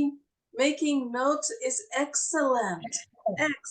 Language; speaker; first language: English; non-native, fluent; Portuguese